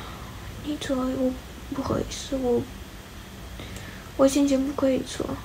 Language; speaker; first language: Chinese; non-native, learner; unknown